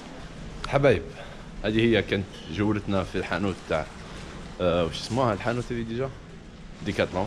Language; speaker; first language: Arabic; native; Arabic